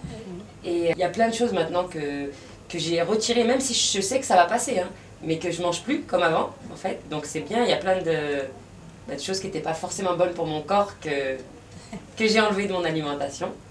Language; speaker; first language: French; native; French